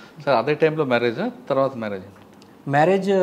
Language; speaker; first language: Telugu; native; Telugu